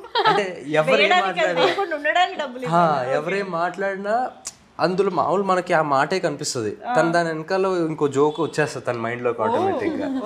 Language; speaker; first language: Telugu; native; Telugu